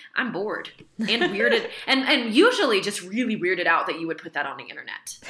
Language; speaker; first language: English; native; English